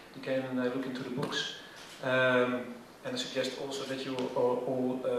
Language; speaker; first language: English; non-native, fluent; Dutch